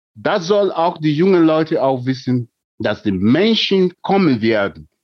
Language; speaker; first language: German; non-native, fluent; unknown